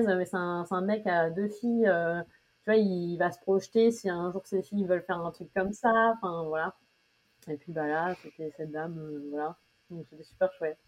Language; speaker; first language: French; native; French